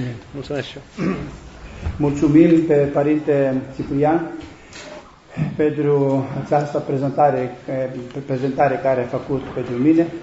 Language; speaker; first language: Romanian; non-native, learner; Greek